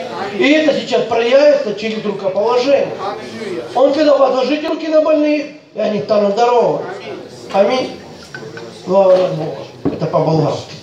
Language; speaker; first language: Russian; native; Russian